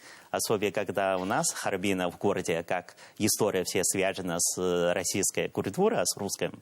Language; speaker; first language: Russian; non-native, learner; Chinese